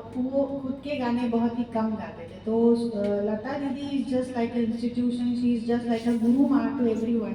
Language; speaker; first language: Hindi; non-native, local second language; Bangla